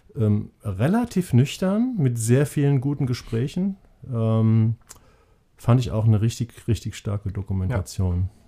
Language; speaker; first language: German; native; German